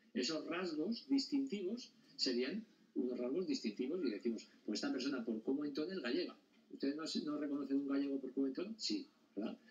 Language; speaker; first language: Spanish; native; Spanish